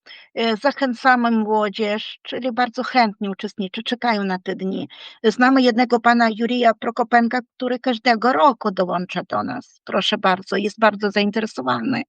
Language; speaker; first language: Polish; non-native, fluent; Ukrainian